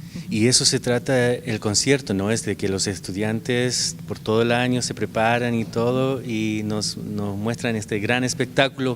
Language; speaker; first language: Spanish; native; Spanish